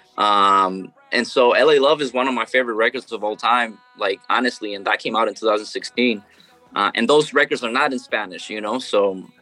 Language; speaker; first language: English; early bilingual, other home language; Spanish